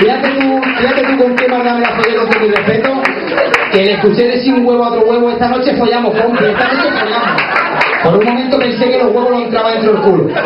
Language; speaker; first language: Spanish; native; Spanish